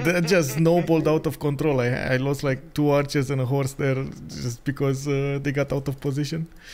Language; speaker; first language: English; non-native, fluent; Romanian